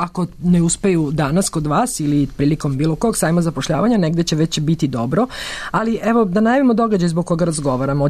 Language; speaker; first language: Serbian; native; Serbian